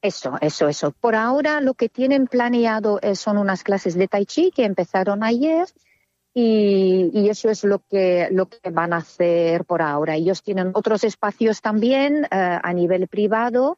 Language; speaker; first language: Spanish; non-native, fluent; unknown